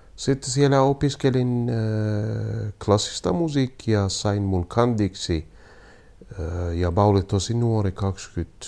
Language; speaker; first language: Finnish; non-native, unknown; Kurdish